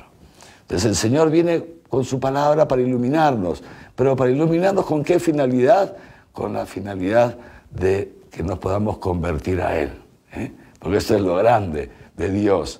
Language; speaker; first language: Spanish; native; Spanish